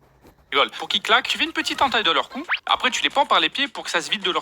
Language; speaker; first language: French; native; French